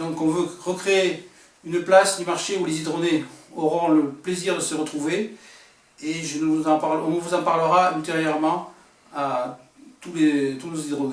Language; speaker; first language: French; native; French